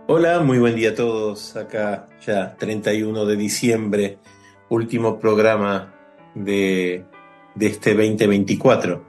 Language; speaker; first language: Spanish; native; Spanish